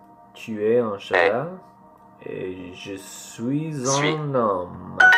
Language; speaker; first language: French; non-native, learner; English